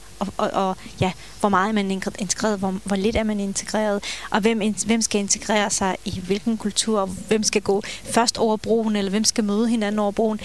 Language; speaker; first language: Danish; early bilingual, other home language; Turkish